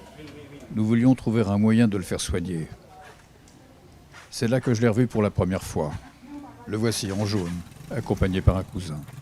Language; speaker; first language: French; native; French